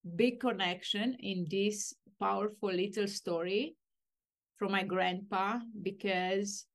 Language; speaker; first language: English; non-native, fluent; Romanian